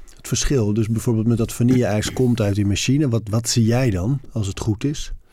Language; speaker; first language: Dutch; native; Dutch